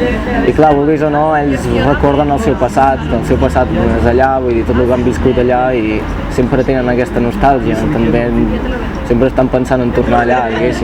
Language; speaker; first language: Catalan; early bilingual, other home language; Bosnian